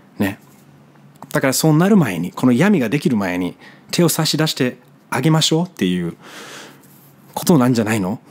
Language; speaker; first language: Japanese; non-native, fluent; English